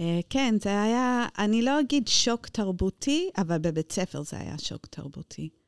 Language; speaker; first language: Hebrew; non-native, fluent; English